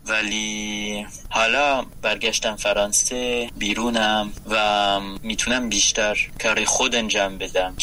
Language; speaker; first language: Persian; non-native, learner; French